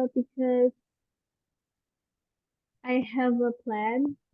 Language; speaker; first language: English; non-native, learner; Indonesian